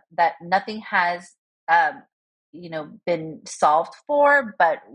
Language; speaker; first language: English; early bilingual, other home language; Korean